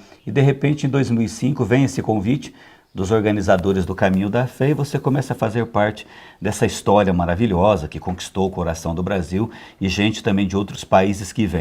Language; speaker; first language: Portuguese; native; Portuguese